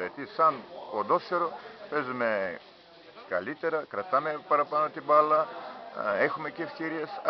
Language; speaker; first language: Greek; non-native, learner; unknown